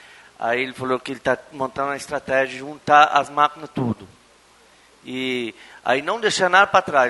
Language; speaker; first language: Portuguese; native; Portuguese